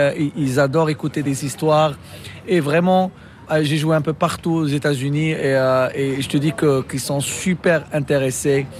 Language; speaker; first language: French; non-native, local second language; Arabic